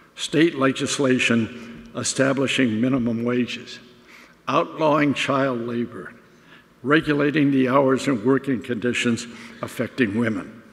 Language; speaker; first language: English; native; English